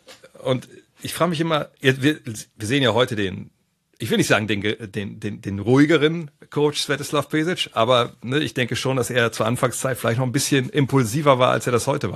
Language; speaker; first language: German; native; German